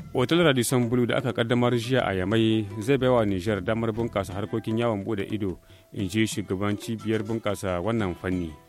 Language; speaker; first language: Hausa; native; Hausa